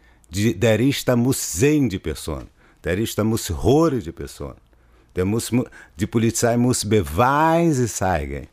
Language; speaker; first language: German; non-native, fluent; Portuguese